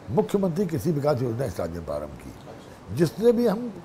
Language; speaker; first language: Hindi; native; Hindi